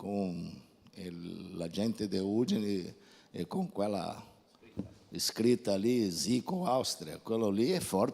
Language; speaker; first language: Italian; non-native, fluent; Portuguese